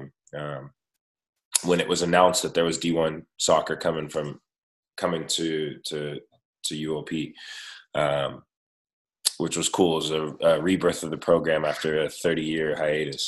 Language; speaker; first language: English; native; English